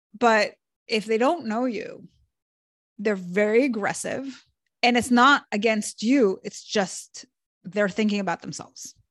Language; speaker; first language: English; early bilingual, other home language; Hebrew